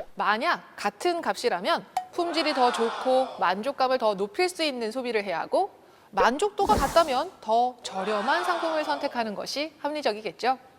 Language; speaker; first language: Korean; native; Korean